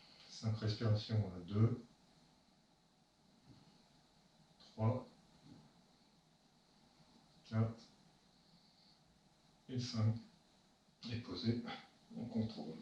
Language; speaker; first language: French; native; French